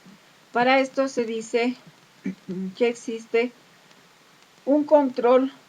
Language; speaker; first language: Spanish; native; Spanish